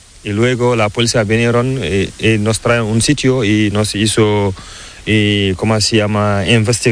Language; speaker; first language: Spanish; non-native, learner; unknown